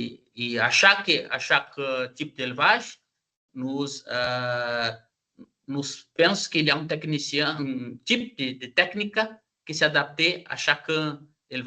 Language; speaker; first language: French; non-native, learner; Portuguese